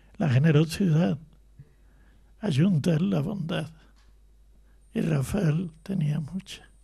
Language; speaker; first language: Spanish; native; Spanish